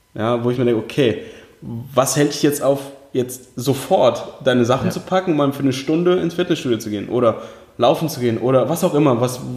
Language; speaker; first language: German; early bilingual, other home language; Russian